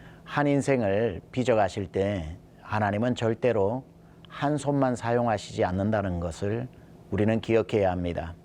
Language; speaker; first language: Korean; native; Korean